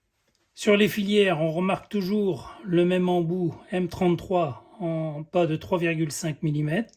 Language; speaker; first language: French; native; French